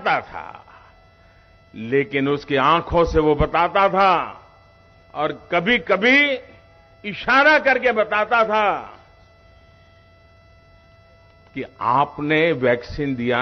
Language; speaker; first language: Hindi; non-native, local second language; Gujarati